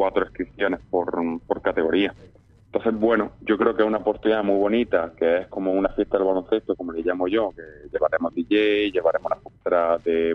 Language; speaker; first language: Spanish; native; Spanish